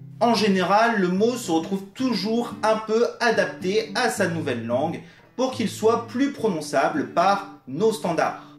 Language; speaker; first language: French; native; French